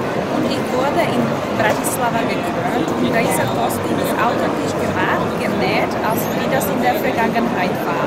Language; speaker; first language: German; non-native, fluent; Slovak